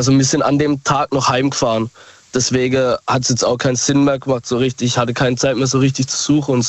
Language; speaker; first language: German; native; German